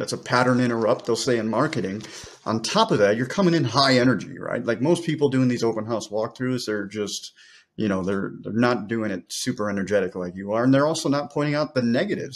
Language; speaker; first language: English; native; English